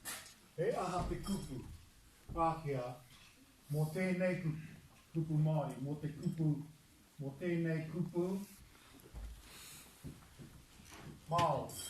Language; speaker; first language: Māori; non-native, local second language; English